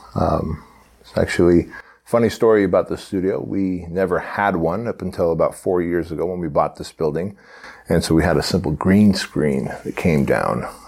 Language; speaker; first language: English; early bilingual, other home language; Armenian